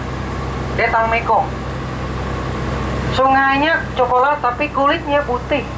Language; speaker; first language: Indonesian; non-native, fluent; Vietnamese